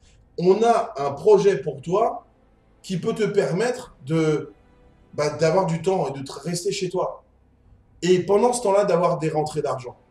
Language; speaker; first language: French; native; French